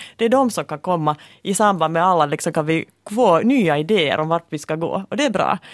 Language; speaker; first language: Swedish; native; Swedish